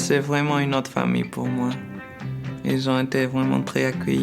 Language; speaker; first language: French; non-native, fluent; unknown